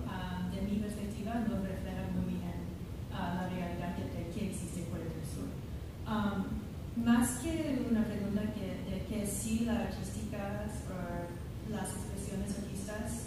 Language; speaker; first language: Spanish; non-native, fluent; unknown